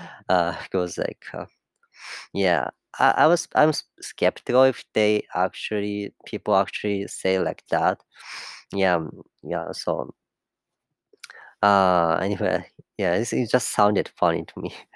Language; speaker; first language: English; non-native, fluent; Japanese